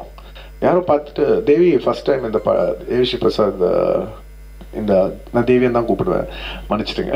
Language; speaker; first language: Tamil; non-native, local second language; Telugu